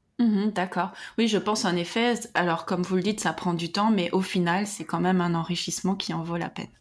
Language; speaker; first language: French; native; French